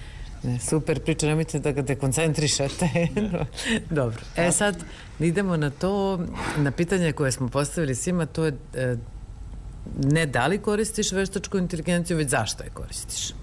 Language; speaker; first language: Serbian; native; Serbian